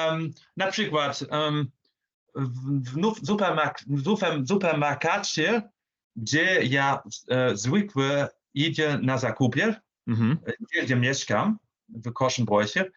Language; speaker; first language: Polish; non-native, learner; German